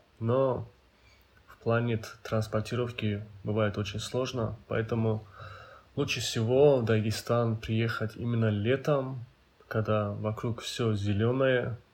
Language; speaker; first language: Russian; non-native, local second language; Avaric